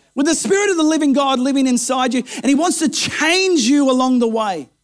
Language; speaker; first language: English; native; English